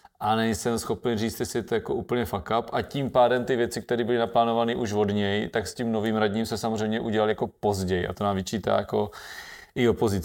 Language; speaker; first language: Czech; native; Czech